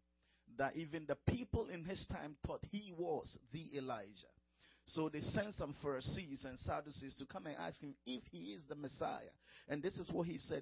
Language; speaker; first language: English; non-native, local second language; Akan